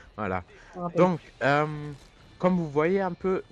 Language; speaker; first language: French; non-native, fluent; German